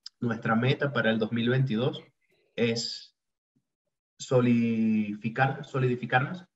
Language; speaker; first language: Spanish; native; Spanish